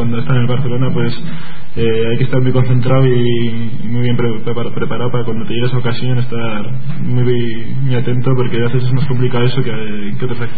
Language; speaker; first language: Spanish; native; Spanish